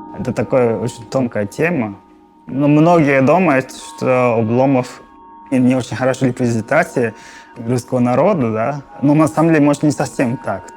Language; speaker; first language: Russian; non-native, fluent; Japanese